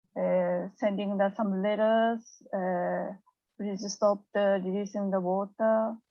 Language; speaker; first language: English; non-native, learner; Japanese